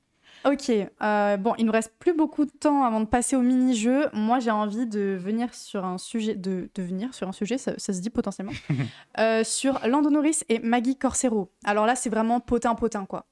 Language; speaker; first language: French; native; French